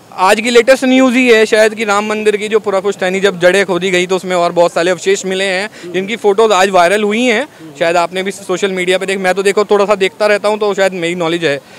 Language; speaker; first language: Hindi; native; Hindi